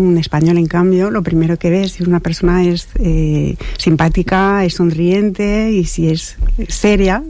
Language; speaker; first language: Spanish; non-native, fluent; French